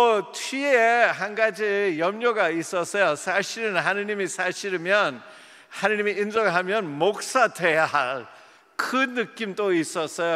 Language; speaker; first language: Korean; non-native, fluent; English